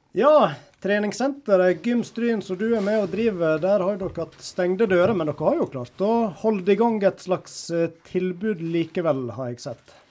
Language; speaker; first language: Norwegian; native; Norwegian